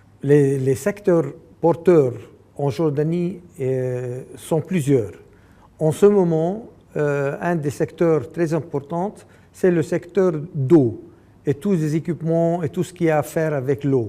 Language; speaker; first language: French; non-native, fluent; Arabic